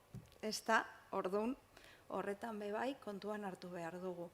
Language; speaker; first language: Basque; non-native, local second language; Spanish